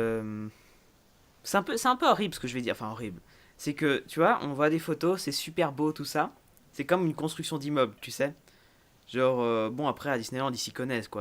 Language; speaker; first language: French; native; French